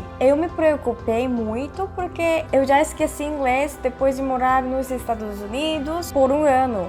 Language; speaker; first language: Portuguese; non-native, fluent; Korean